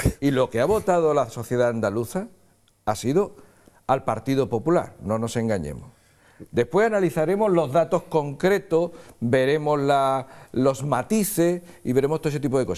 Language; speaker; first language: Spanish; native; Spanish